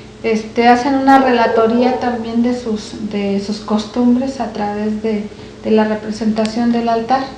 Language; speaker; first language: Spanish; native; Spanish